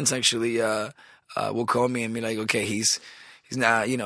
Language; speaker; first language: English; non-native, fluent; Spanish